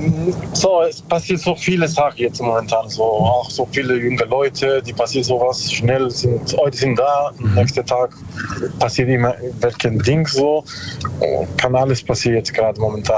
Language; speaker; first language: German; non-native, learner; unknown